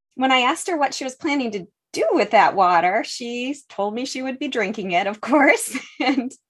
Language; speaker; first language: English; native; English